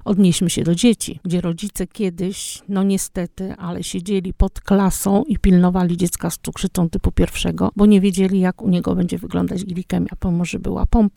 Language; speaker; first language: Polish; native; Polish